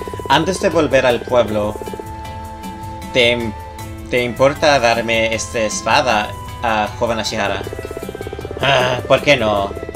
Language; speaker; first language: Spanish; non-native, learner; English